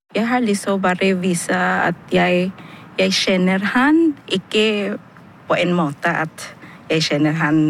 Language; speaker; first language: Norwegian; non-native, fluent; Filipino